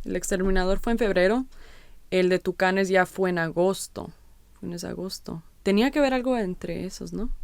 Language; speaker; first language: Spanish; early bilingual, heritage; Spanish